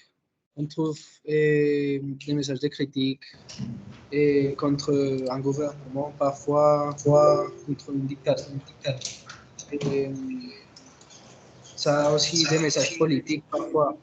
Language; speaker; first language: French; non-native, fluent; Spanish